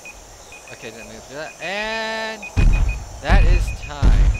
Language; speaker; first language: English; native; English